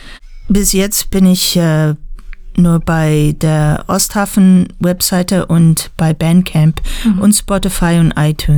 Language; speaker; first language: German; non-native, learner; English